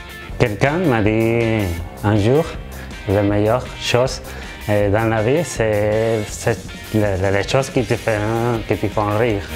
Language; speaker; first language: French; non-native, fluent; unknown